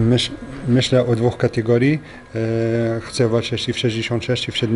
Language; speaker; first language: Polish; non-native, learner; French